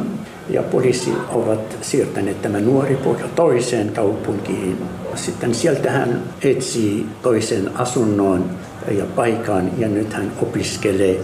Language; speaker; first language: Finnish; non-native, fluent; Arabic